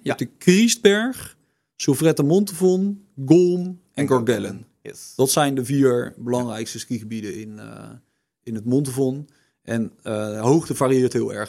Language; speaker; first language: Dutch; native; Dutch